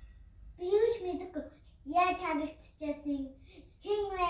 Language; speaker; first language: Mongolian; early bilingual, heritage; Mongolian